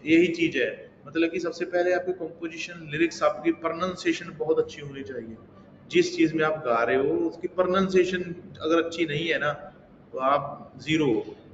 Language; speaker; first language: Hindi; non-native, local second language; Punjabi